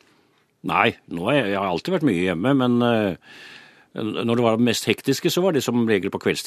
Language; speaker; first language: Norwegian; native; Norwegian